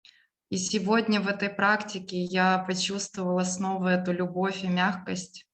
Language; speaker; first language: Russian; native; Russian